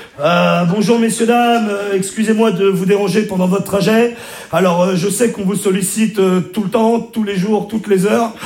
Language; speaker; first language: French; native; French